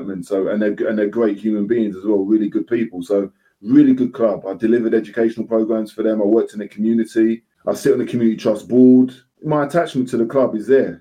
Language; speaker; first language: English; native; English